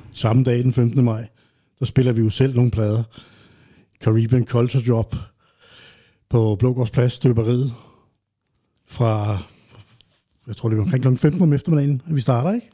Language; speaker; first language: Danish; native; Danish